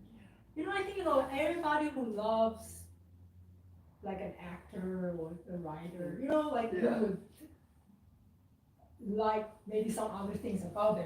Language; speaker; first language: English; non-native, fluent; Chinese